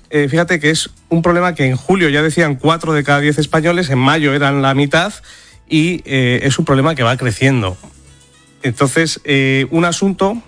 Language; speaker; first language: Spanish; native; Spanish